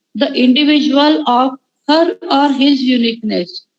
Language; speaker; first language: English; non-native, local second language; Marathi